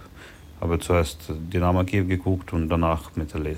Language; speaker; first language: German; non-native, learner; Ukrainian